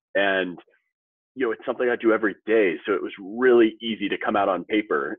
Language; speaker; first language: English; native; English